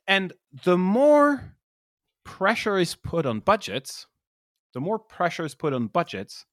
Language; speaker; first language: English; non-native, fluent; French